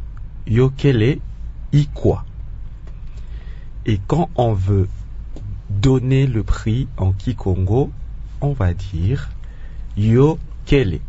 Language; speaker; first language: French; non-native, local second language; Kongo